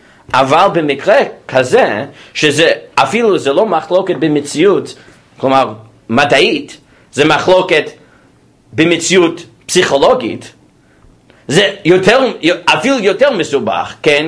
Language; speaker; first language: Hebrew; non-native, fluent; English